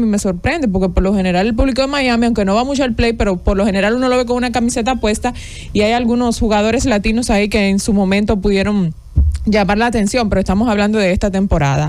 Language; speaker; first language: Spanish; native; Spanish